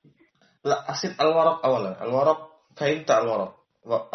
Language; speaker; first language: Arabic; non-native, learner; Indonesian